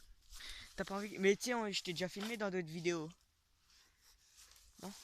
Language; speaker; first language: French; native; French